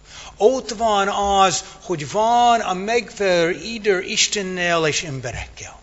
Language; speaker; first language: Hungarian; non-native, fluent; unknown